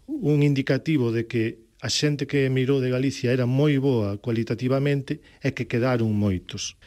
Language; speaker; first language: Galician; native; Galician